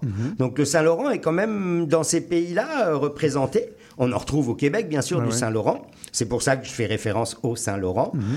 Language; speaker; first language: French; native; French